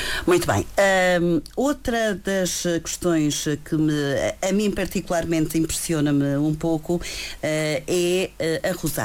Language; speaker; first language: Portuguese; native; Portuguese